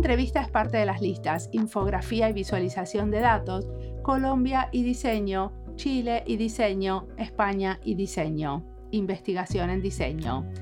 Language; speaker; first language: Spanish; native; Spanish